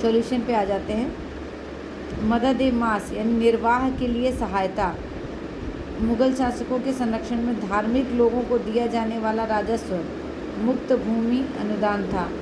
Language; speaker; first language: Hindi; native; Hindi